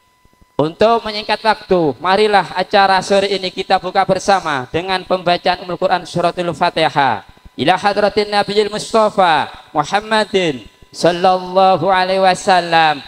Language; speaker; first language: Indonesian; non-native, local second language; Javanese